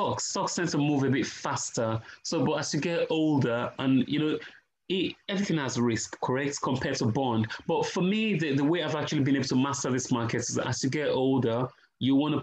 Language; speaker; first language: English; non-native, local second language; Yoruba